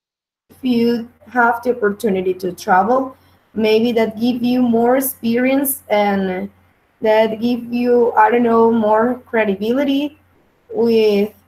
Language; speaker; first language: English; non-native, learner; Spanish